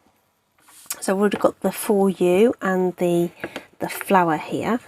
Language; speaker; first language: English; native; English